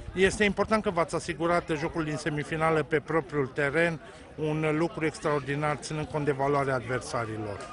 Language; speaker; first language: Romanian; native; Romanian